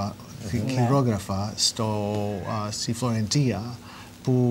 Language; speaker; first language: Greek; non-native, fluent; English